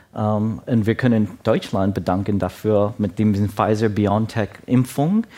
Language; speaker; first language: German; non-native, learner; Wu Chinese